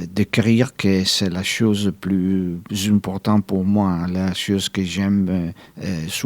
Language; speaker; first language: French; non-native, fluent; Italian